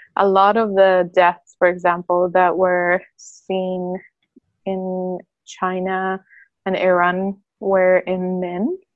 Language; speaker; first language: English; non-native, fluent; Spanish